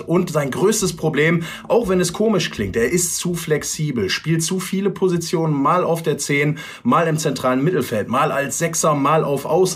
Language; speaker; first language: German; native; German